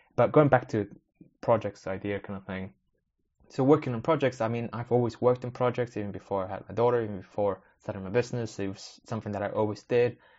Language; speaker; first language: English; early bilingual, other home language; Spanish